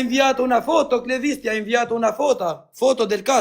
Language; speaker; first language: Italian; non-native, learner; Albanian